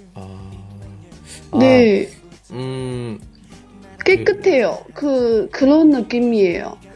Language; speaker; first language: Korean; non-native, learner; Chinese